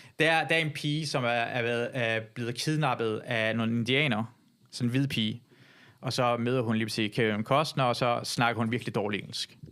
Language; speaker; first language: Danish; early bilingual, other home language; Persian